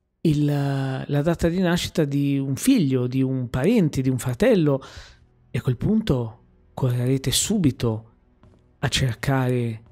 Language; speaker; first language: Italian; native; Italian